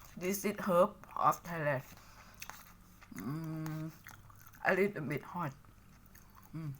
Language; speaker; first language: English; non-native, learner; Thai